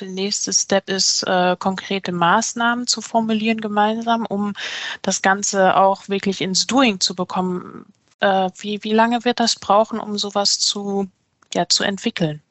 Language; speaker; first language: German; native; German